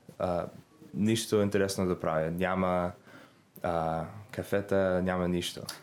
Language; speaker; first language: Bulgarian; non-native, learner; English